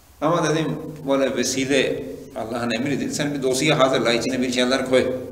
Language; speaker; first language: Turkish; non-native, fluent; Urdu